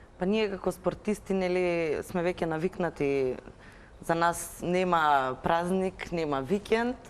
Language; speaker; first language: Macedonian; native; Macedonian